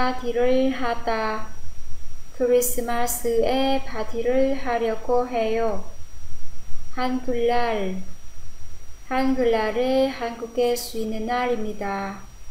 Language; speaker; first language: Korean; non-native, fluent; Vietnamese